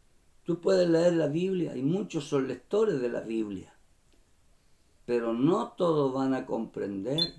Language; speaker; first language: Spanish; native; Spanish